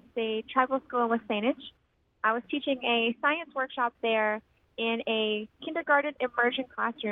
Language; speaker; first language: English; native; English